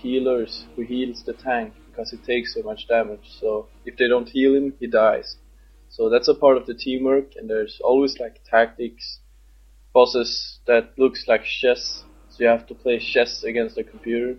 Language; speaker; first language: English; non-native, fluent; Swedish